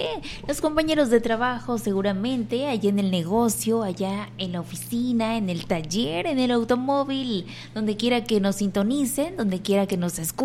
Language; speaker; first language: Spanish; native; Spanish